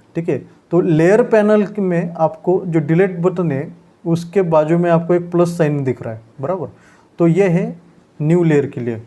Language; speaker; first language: Hindi; non-native, local second language; Marathi